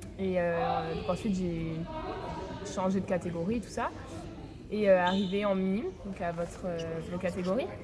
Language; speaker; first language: French; native; French